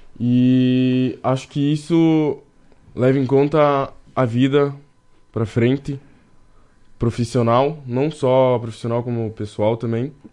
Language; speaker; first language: Portuguese; early bilingual, other home language; Haitian Creole